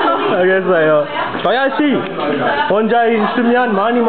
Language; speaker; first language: Korean; non-native, learner; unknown